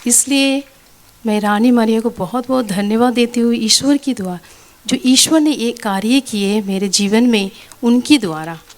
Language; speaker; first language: Hindi; non-native, local second language; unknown